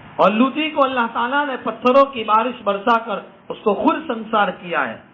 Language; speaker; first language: Urdu; non-native, local second language; Gujarati